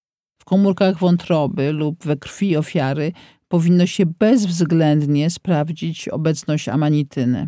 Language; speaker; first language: Polish; native; Polish